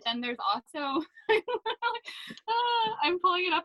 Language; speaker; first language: English; native; English